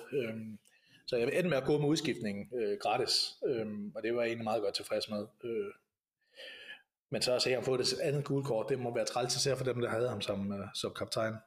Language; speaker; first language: Danish; native; Danish